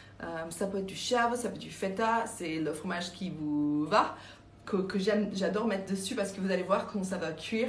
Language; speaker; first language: French; non-native, fluent; English